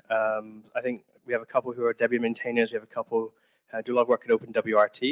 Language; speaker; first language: English; native; English